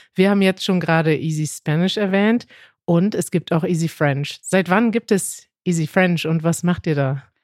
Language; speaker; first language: German; native; German